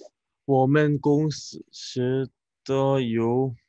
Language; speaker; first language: Chinese; non-native, learner; Korean